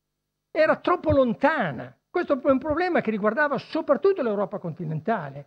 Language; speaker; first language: Italian; native; Italian